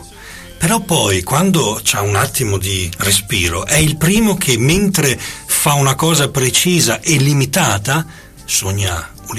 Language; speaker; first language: Italian; native; Italian